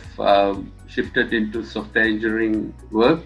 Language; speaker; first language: English; non-native, local second language; Sinhala